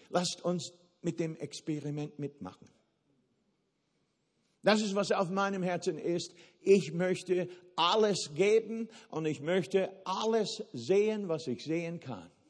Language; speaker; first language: German; non-native, fluent; English